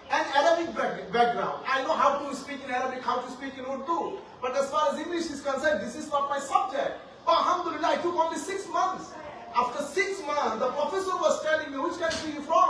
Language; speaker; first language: English; non-native, local second language; Bangla